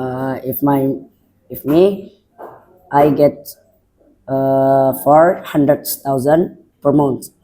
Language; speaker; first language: English; non-native, learner; Indonesian